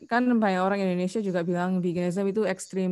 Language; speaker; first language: Indonesian; non-native, learner; English